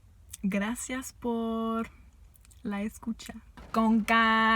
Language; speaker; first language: Spanish; non-native, fluent; French